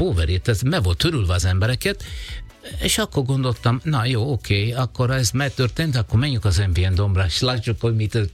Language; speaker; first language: Hungarian; non-native, learner; Italian